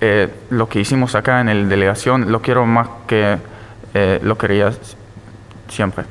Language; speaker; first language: Spanish; early bilingual, heritage; Spanish